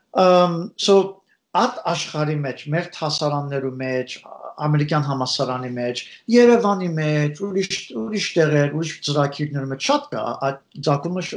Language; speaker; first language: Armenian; early bilingual, heritage; Armenian